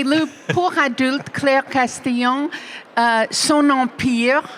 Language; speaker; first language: French; non-native, fluent; English